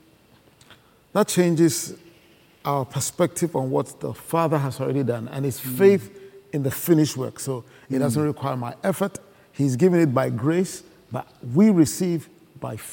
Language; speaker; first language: English; non-native, local second language; Akan